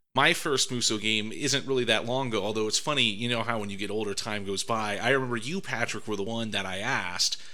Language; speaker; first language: English; native; English